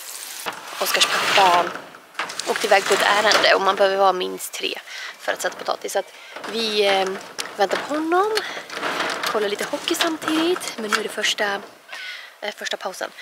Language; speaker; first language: Swedish; native; Swedish